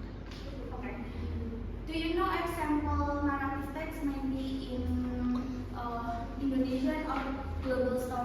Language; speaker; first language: English; non-native, learner; Indonesian